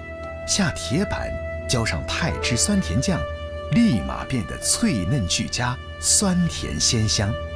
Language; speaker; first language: Chinese; native; Chinese